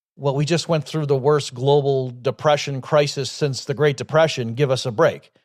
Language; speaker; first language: English; native; English